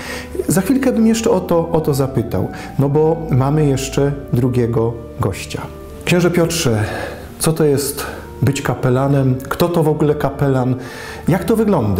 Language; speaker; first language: Polish; native; Polish